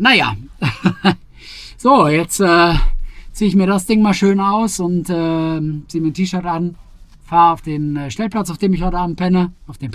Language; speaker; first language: German; native; German